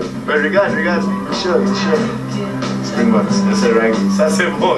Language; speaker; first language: French; non-native, learner; English